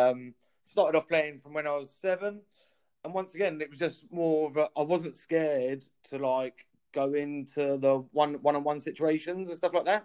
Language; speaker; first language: English; native; English